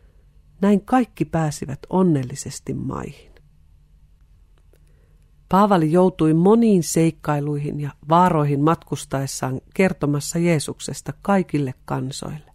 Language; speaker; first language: Finnish; native; Finnish